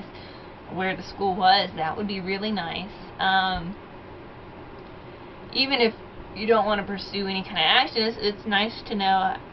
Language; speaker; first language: English; native; English